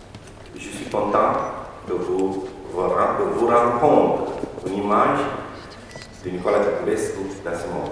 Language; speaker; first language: French; non-native, learner; Romanian